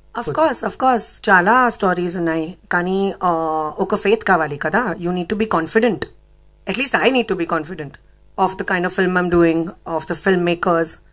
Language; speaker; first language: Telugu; non-native, local second language; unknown